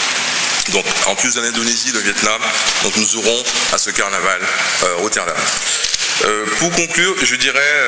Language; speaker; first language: French; native; French